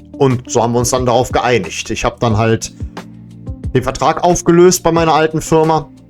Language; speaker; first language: German; early bilingual, other home language; Serbian